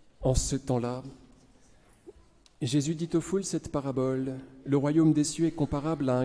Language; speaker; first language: French; native; French